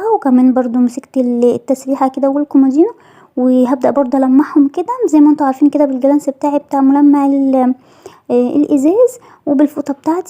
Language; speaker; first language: Arabic; native; Arabic